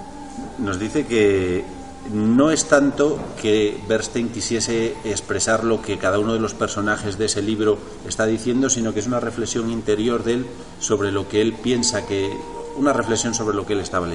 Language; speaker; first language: Spanish; native; Spanish